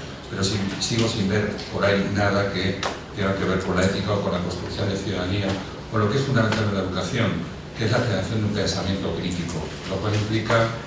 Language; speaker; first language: Spanish; native; Spanish